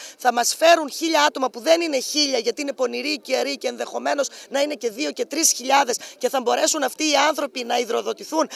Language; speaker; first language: Greek; native; Greek